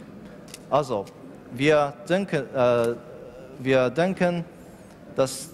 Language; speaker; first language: German; non-native, learner; Japanese